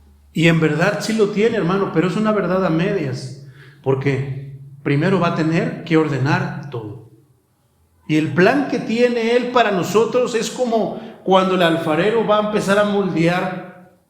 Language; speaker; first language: Spanish; native; Spanish